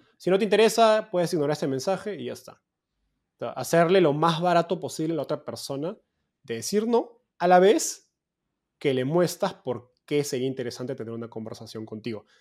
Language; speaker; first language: Spanish; native; Spanish